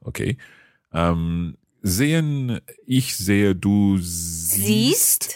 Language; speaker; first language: German; non-native, fluent; English